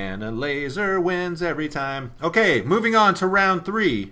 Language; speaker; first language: English; native; English